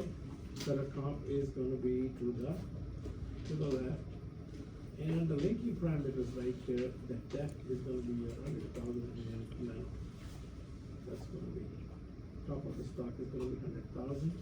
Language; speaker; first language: English; non-native, fluent; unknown